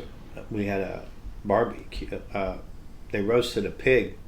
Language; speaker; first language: English; native; English